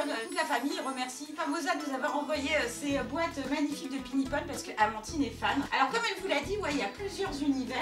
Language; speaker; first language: French; native; French